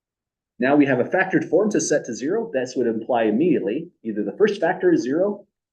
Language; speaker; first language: English; native; English